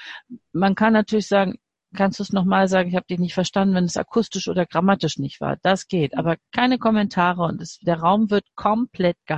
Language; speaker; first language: German; native; German